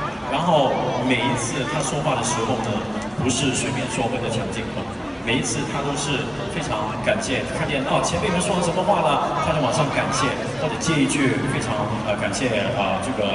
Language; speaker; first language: Chinese; non-native, local second language; Cantonese